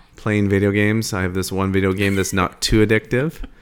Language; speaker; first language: English; native; English